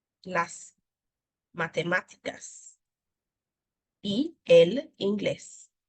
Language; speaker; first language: Spanish; non-native, fluent; English